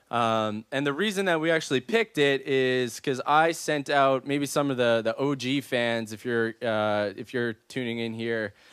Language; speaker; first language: English; native; English